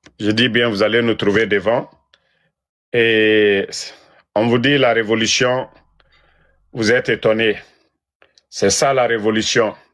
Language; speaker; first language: French; non-native, local second language; Mandingo